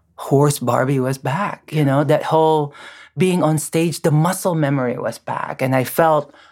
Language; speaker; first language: English; non-native, local second language; Filipino